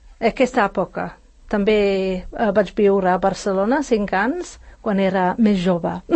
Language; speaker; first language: Catalan; non-native, fluent; English